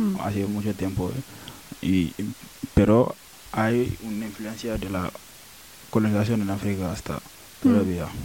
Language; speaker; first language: Spanish; non-native, local second language; Wolof